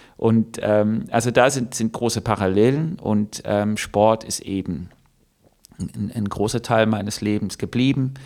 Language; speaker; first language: German; non-native, fluent; English